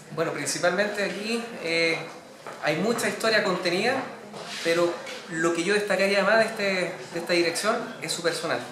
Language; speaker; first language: Spanish; native; Spanish